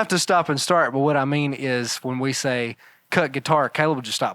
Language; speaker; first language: English; native; English